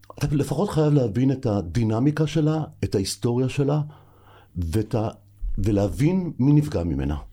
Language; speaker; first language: Hebrew; native; Hebrew